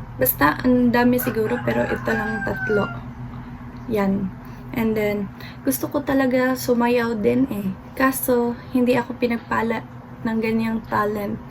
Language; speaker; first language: Filipino; non-native, local second language; Cebuano